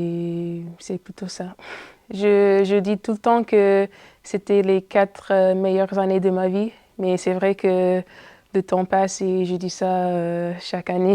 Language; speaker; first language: French; non-native, fluent; English